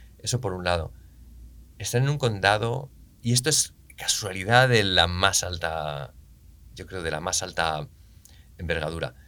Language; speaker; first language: Spanish; native; Spanish